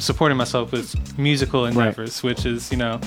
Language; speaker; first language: English; native; English